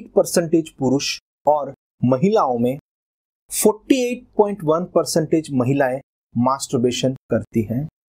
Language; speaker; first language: Hindi; non-native, local second language; Gujarati